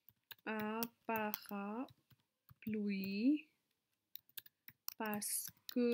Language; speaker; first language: French; non-native, fluent; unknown